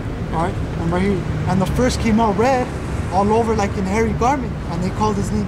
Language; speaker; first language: English; native; English